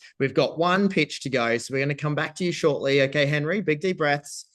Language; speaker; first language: English; native; English